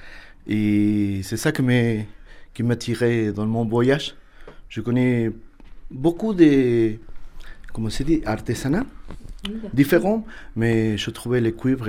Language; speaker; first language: French; non-native, learner; Spanish